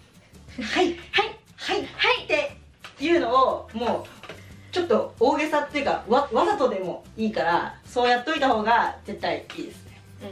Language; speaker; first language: Japanese; native; Japanese